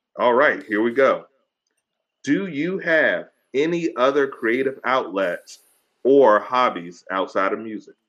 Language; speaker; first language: English; native; English